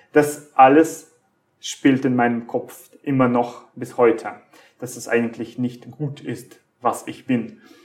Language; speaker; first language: German; non-native, fluent; Russian